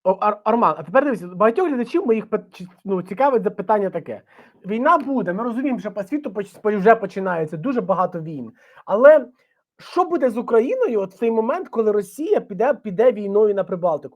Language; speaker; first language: Ukrainian; native; Ukrainian